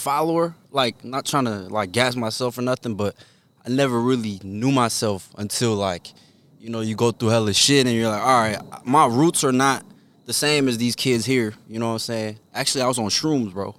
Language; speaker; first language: English; early bilingual, other home language; Korean